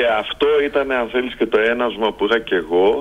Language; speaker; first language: Greek; native; Greek